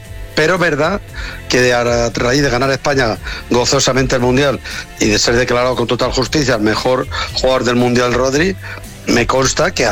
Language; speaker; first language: Spanish; native; Spanish